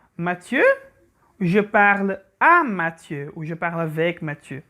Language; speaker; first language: French; non-native, fluent; Portuguese